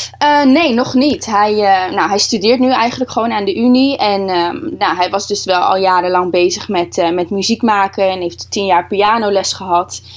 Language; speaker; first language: Dutch; early bilingual, other home language; Russian